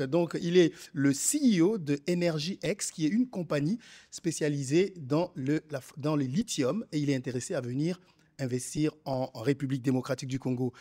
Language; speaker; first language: French; non-native, local second language; Lingala